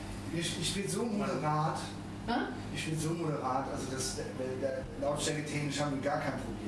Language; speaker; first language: German; native; German